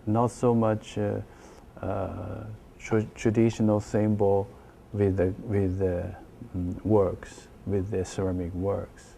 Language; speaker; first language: English; non-native, learner; Chinese